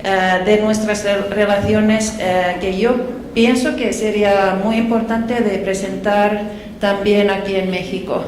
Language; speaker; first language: Spanish; non-native, fluent; Finnish